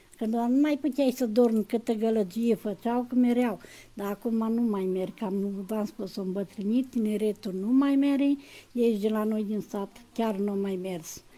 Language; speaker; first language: Romanian; native; Romanian